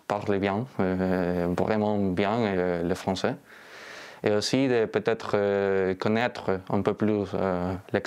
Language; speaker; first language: French; non-native, learner; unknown